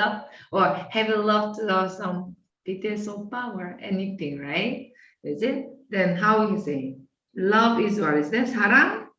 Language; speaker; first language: English; non-native, fluent; Korean